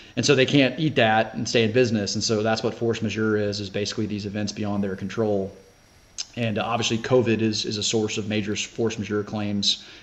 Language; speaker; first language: English; native; English